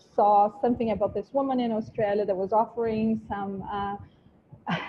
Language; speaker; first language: English; non-native, fluent; Portuguese